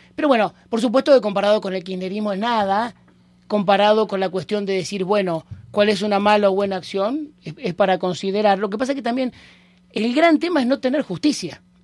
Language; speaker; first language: Spanish; native; Spanish